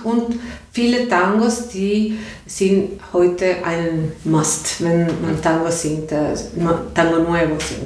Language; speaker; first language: German; non-native, learner; Spanish